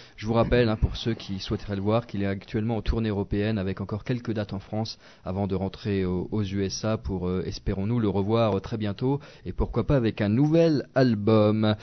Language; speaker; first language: French; native; French